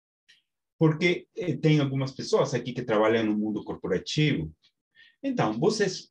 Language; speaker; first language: Portuguese; non-native, fluent; Spanish